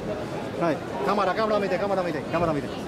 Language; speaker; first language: Japanese; non-native, learner; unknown